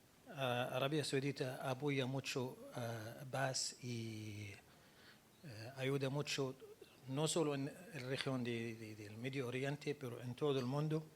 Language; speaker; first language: Spanish; non-native, learner; Arabic